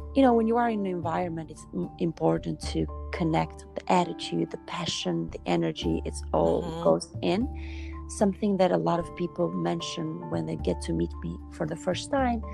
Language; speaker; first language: English; non-native, fluent; Albanian